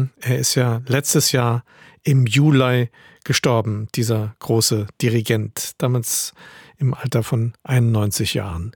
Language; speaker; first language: German; native; German